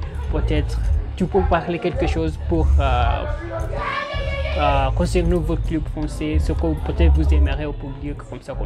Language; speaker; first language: French; non-native, fluent; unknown